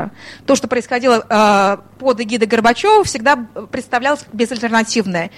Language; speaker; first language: Russian; native; Russian